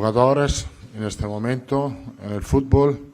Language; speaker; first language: Spanish; non-native, fluent; Italian